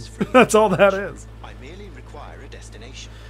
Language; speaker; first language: English; native; English